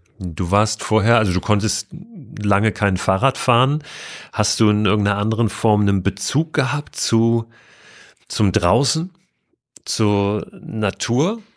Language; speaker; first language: German; native; German